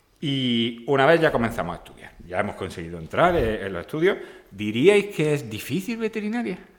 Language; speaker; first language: Spanish; native; Spanish